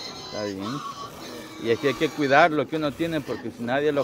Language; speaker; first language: Spanish; native; Spanish